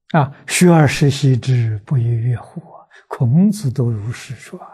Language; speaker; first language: Chinese; native; Chinese